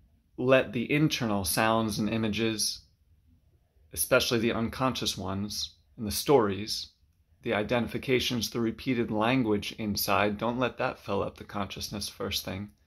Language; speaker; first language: English; native; English